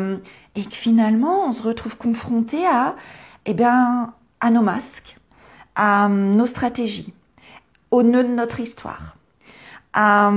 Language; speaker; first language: French; native; French